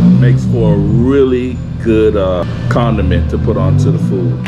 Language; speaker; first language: English; native; English